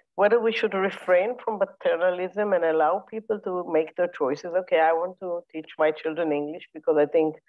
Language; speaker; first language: English; non-native, fluent; Hebrew